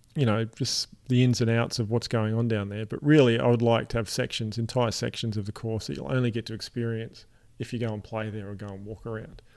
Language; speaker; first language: English; native; English